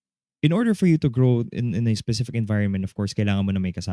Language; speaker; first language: Filipino; native; Filipino